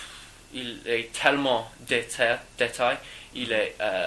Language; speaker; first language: French; non-native, learner; English